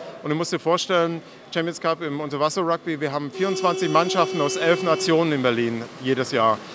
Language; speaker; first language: German; native; German